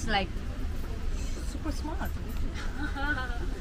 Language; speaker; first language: English; non-native, learner; Korean